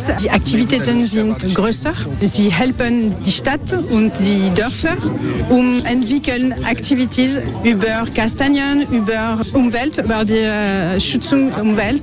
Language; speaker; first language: German; non-native, learner; French